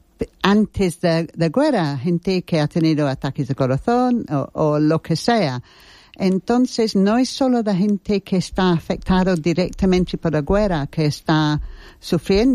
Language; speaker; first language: Spanish; non-native, learner; English